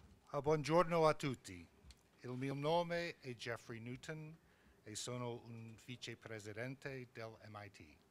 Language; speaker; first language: Italian; non-native, fluent; English